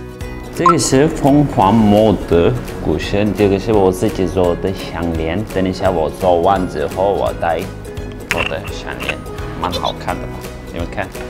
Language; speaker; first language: Chinese; non-native, fluent; Turkish